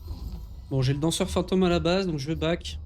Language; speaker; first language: French; native; French